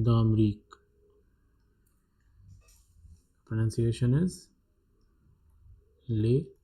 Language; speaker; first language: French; non-native, fluent; Hindi